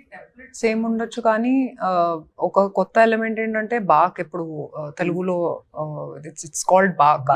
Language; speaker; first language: Telugu; non-native, fluent; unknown